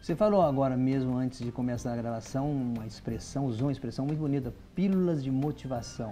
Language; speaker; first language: Portuguese; native; Portuguese